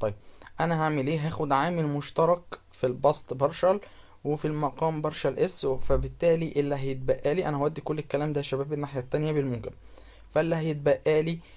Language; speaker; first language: Arabic; native; Arabic